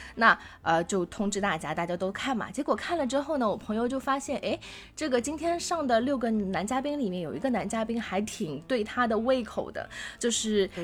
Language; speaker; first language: Chinese; native; Chinese